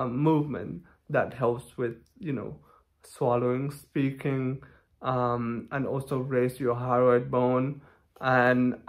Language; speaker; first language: English; non-native, fluent; Thai